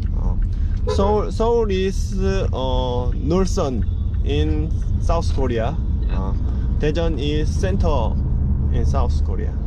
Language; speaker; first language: English; non-native, learner; Korean